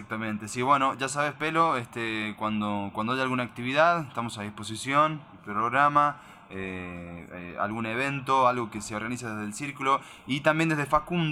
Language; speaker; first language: Spanish; native; Spanish